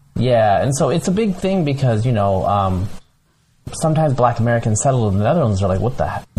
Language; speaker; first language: English; early bilingual, other home language; Bangla